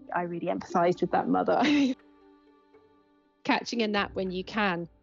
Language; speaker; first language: English; native; English